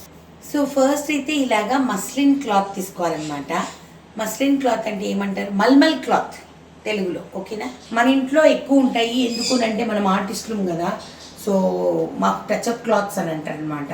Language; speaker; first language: Telugu; native; Telugu